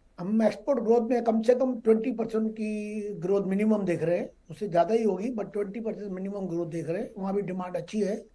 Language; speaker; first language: Hindi; non-native, local second language; Gujarati